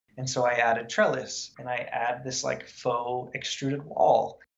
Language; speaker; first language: English; native; English